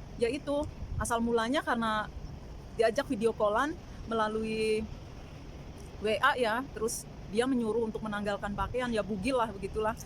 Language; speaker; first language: Indonesian; native; Indonesian